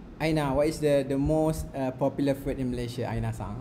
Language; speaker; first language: English; non-native, local second language; Malay